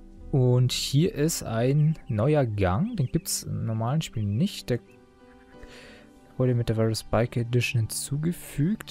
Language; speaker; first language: German; native; German